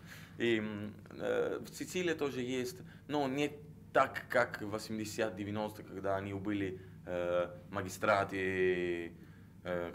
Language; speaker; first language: Russian; non-native, learner; Italian